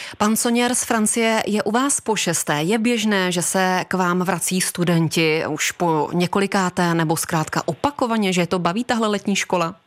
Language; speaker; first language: Czech; native; Czech